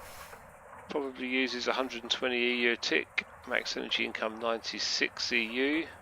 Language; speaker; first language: English; native; English